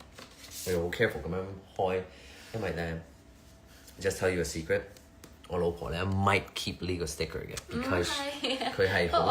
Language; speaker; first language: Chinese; early bilingual, heritage; Cantonese